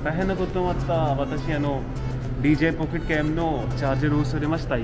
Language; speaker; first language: Japanese; non-native, learner; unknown